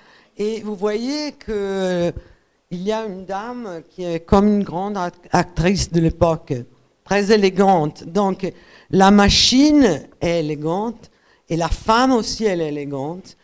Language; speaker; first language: French; non-native, fluent; Italian